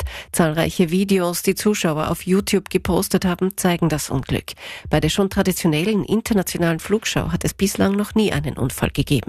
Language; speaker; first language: German; native; German